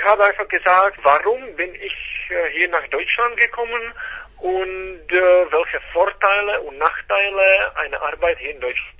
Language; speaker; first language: German; non-native, fluent; Czech